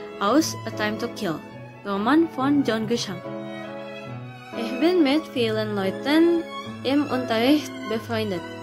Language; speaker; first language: German; non-native, learner; Indonesian